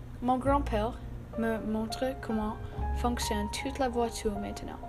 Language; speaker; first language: French; non-native, learner; English